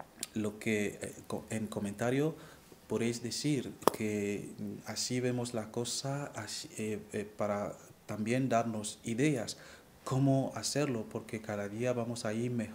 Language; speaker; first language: Spanish; non-native, fluent; French